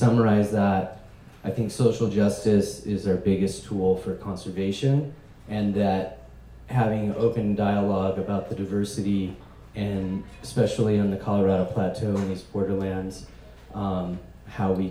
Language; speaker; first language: English; native; English